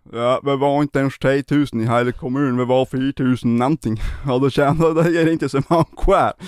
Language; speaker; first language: Swedish; native; Swedish